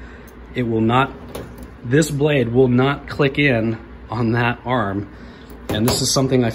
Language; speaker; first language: English; native; English